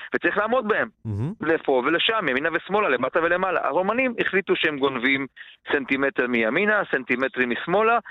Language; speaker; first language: Hebrew; non-native, fluent; Romanian